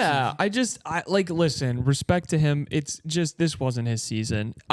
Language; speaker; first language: English; native; English